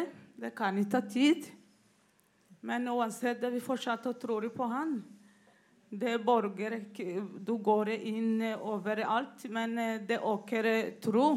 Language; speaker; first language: Norwegian; non-native, learner; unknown